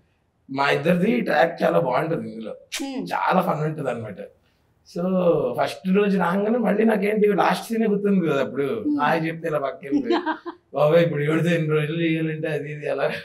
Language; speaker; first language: Telugu; native; Telugu